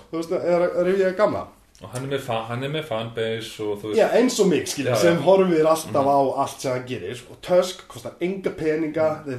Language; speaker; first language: Icelandic; native; Icelandic